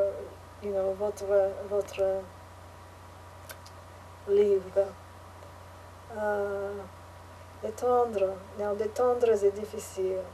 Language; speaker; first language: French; non-native, learner; English